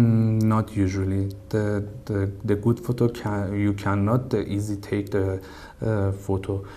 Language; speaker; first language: English; non-native, learner; Persian